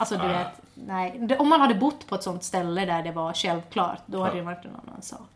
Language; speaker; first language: Swedish; native; Swedish